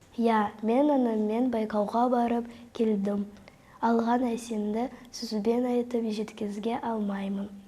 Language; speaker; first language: Kazakh; non-native, local second language; Russian